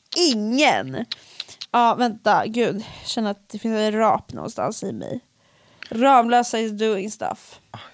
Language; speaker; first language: Swedish; early bilingual, other home language; Finnish